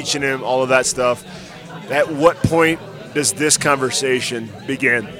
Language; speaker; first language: English; native; English